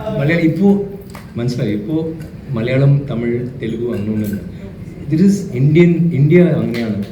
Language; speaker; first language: Malayalam; non-native, fluent; Tamil